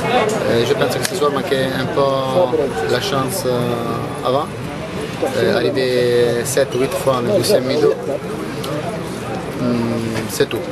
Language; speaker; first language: French; non-native, learner; Italian